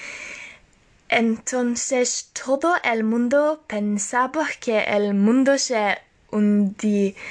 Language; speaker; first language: Spanish; non-native, learner; Norwegian